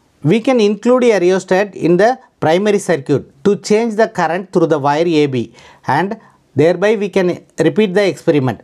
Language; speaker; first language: English; non-native, local second language; Tamil